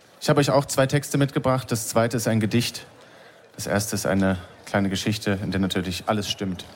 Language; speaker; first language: German; native; German